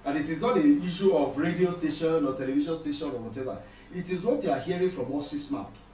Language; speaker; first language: English; non-native, local second language; Yoruba